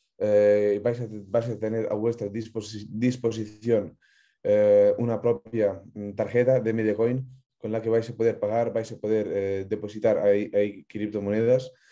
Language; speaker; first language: Spanish; non-native, fluent; Ukrainian